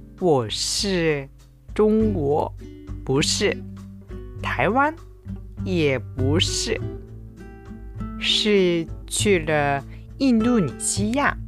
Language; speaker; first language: Chinese; non-native, fluent; Japanese